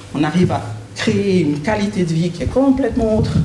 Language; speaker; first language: French; native; French